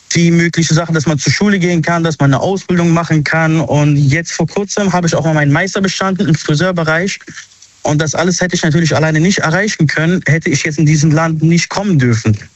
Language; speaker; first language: German; early bilingual, other home language; Arabic